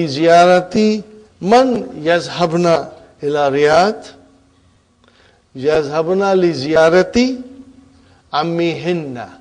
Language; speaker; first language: Arabic; non-native, fluent; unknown